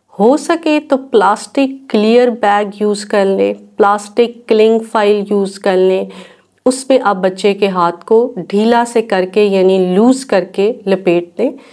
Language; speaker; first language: Urdu; native; Urdu